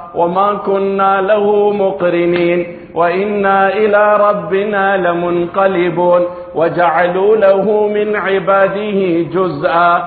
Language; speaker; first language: Urdu; non-native, local second language; Gujarati